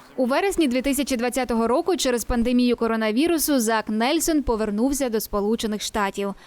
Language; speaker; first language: Ukrainian; native; Ukrainian